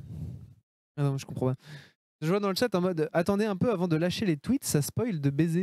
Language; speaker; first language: French; native; French